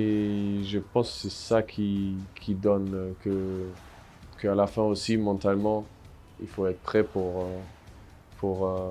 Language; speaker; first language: French; non-native, fluent; German